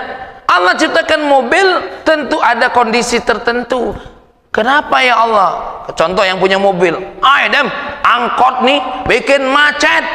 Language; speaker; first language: Indonesian; native; Indonesian